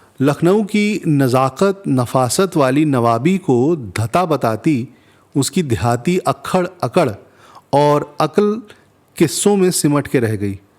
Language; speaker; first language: Urdu; non-native, local second language; Hindi